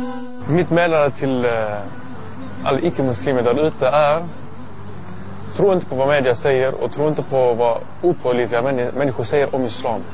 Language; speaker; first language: Swedish; non-native, learner; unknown